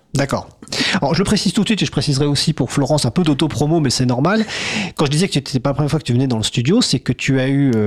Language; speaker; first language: French; native; French